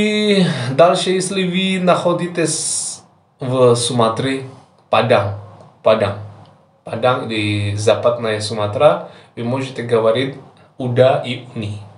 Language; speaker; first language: Russian; non-native, learner; Javanese